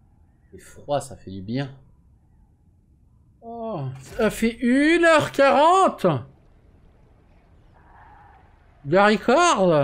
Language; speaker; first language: French; native; French